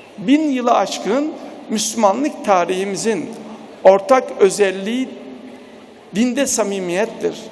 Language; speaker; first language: Turkish; native; Turkish